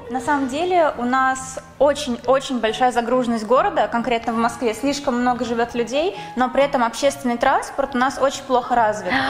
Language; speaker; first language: Russian; native; Russian